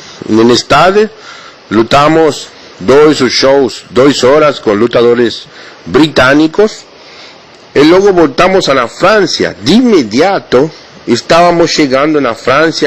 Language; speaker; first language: Portuguese; non-native, learner; Spanish